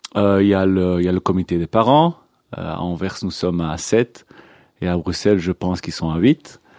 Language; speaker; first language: French; non-native, local second language; Hebrew